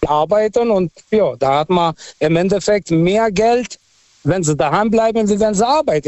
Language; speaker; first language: German; non-native, fluent; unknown